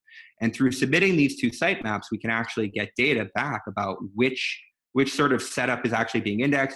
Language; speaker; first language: English; native; English